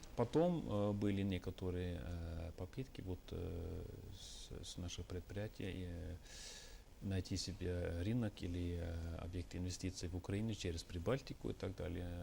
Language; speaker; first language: Russian; non-native, fluent; Norwegian